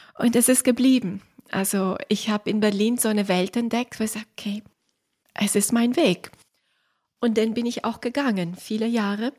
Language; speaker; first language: German; non-native, fluent; Italian